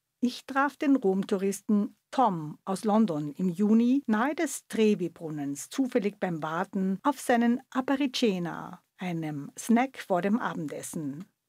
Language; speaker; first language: German; native; German